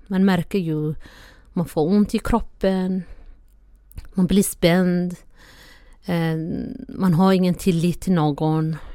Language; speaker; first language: Swedish; non-native, fluent; Somali